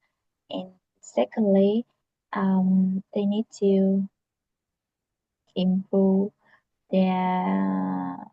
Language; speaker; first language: English; non-native, learner; Vietnamese